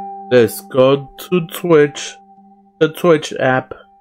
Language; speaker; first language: English; early bilingual, other home language; Spanish